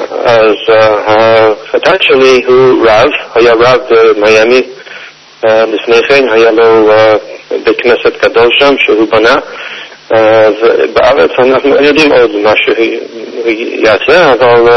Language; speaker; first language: Hebrew; non-native, fluent; English